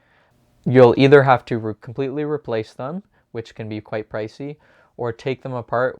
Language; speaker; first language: English; native; English